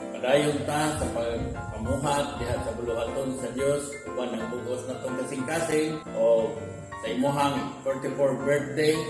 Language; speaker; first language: Cebuano; native; Cebuano